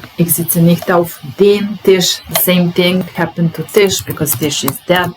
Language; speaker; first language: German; non-native, fluent; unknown